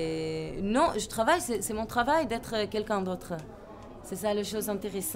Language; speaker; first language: French; non-native, fluent; Hebrew